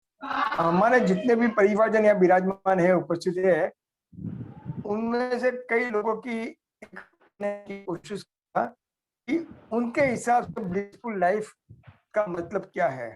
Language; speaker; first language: Hindi; non-native, local second language; Gujarati